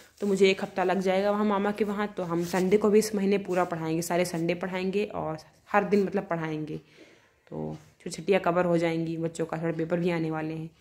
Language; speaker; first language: Hindi; native; Hindi